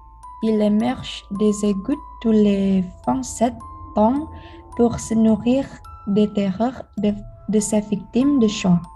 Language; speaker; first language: French; non-native, learner; Indonesian